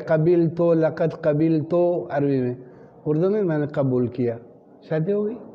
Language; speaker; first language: Urdu; native; Urdu